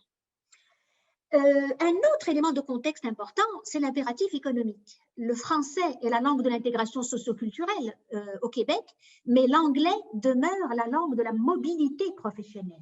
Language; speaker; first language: French; native; French